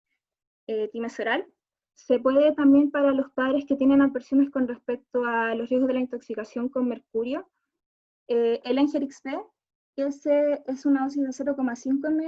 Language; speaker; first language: Spanish; native; Spanish